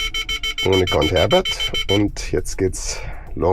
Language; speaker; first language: German; native; German